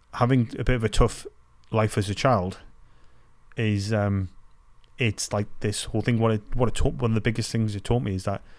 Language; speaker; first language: English; native; English